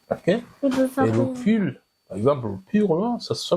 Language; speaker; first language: French; non-native, fluent; Kinyarwanda